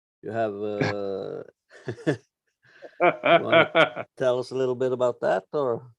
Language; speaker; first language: English; non-native, learner; Norwegian